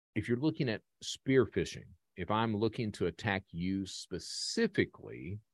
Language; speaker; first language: English; native; English